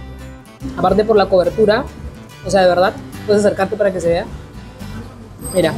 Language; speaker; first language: Spanish; native; Spanish